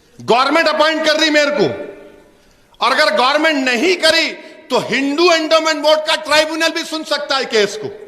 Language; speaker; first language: Urdu; native; Urdu